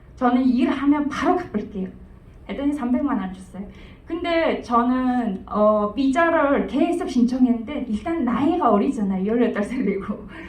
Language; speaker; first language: Korean; non-native, fluent; Mongolian